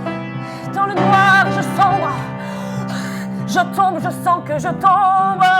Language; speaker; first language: French; native; French